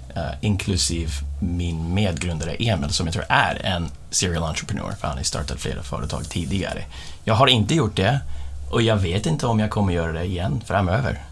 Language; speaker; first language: Swedish; non-native, fluent; English